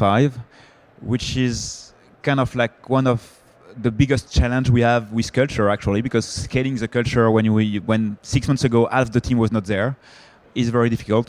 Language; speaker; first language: English; non-native, fluent; French